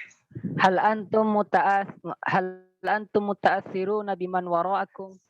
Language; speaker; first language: Arabic; non-native, learner; Indonesian